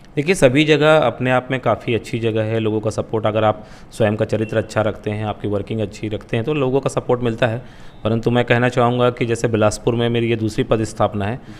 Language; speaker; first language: Hindi; native; Hindi